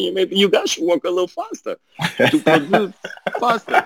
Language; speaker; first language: English; non-native, fluent; French